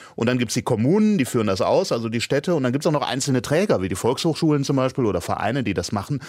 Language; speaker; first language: German; native; German